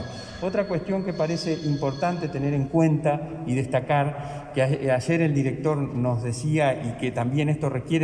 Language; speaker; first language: Spanish; native; Spanish